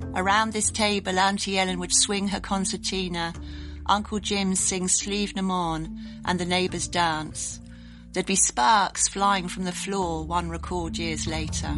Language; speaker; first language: English; native; English